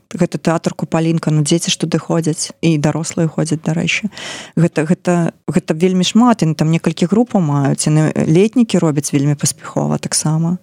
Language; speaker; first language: Belarusian; non-native, local second language; Russian